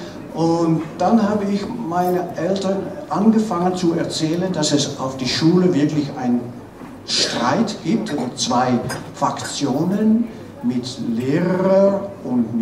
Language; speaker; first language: German; non-native, fluent; Dutch